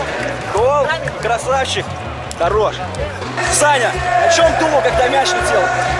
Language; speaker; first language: Russian; native; Russian